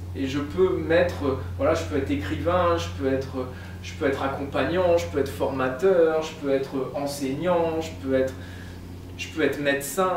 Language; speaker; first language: French; native; French